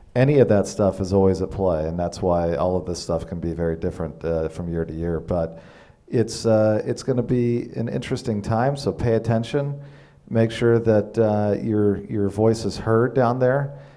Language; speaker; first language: English; native; English